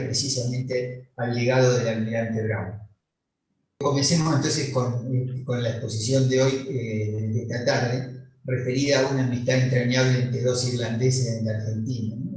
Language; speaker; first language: Spanish; native; Spanish